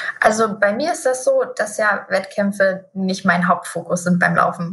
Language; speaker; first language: German; native; German